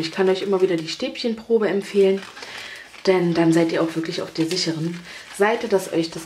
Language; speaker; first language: German; native; German